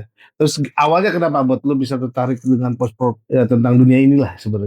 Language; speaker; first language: Indonesian; native; Indonesian